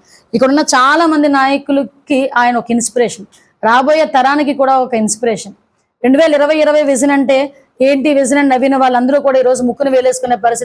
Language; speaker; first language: Telugu; native; Telugu